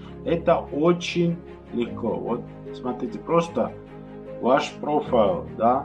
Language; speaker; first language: Russian; non-native, learner; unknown